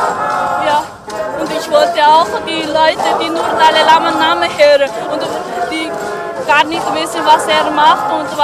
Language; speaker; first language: German; non-native, learner; Tibetan